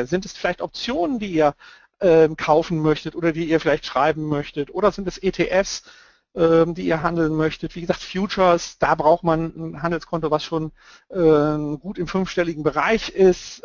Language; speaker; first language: German; native; German